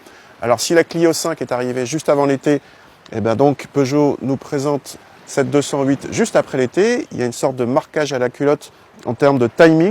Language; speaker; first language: French; native; French